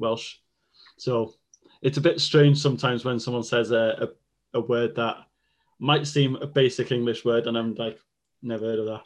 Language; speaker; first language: English; non-native, local second language; Welsh